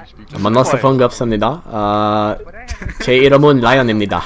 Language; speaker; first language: Korean; non-native, learner; English